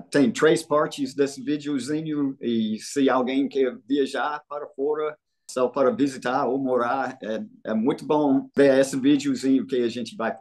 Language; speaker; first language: Portuguese; non-native, fluent; English